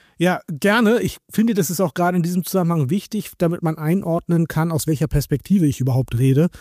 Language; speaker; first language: German; native; German